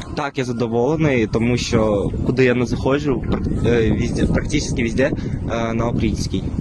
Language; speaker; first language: Ukrainian; non-native, local second language; Russian